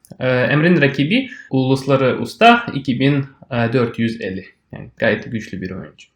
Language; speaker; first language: Turkish; non-native, fluent; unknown